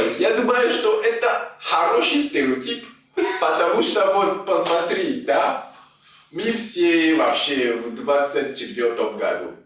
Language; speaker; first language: Russian; non-native, fluent; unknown